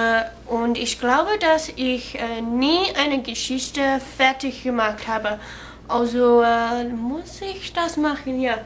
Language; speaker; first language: German; non-native, learner; English